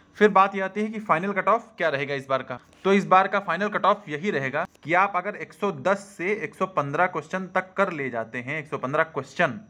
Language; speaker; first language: Hindi; native; Hindi